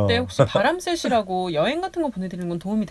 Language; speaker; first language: Korean; native; Korean